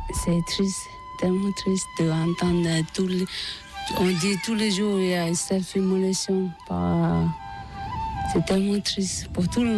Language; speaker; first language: French; non-native, learner; Tibetan